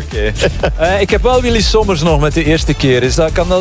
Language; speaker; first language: Dutch; native; Dutch